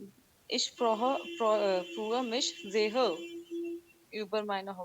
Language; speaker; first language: German; non-native, learner; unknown